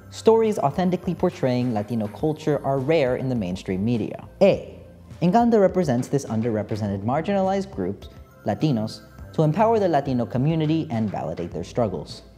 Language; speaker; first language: English; native; English